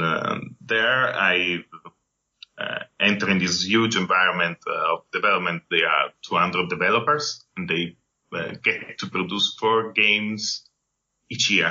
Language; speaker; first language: English; non-native, fluent; Italian